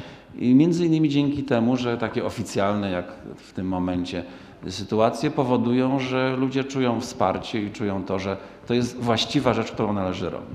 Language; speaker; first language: Polish; native; Polish